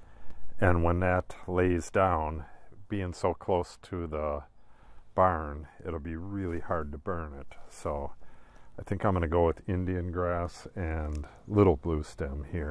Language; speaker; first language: English; native; English